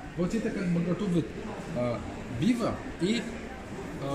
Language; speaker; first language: Russian; non-native, learner; Arabic